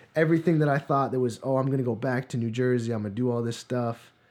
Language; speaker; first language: English; native; English